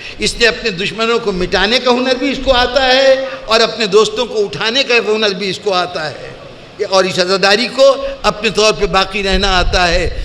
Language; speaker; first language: Urdu; native; Urdu